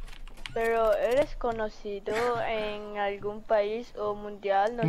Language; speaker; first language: Spanish; native; Spanish